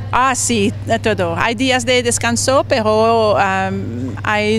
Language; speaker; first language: Spanish; non-native, learner; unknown